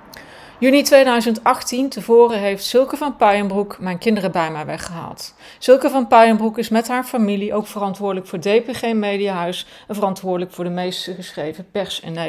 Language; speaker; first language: Dutch; native; Dutch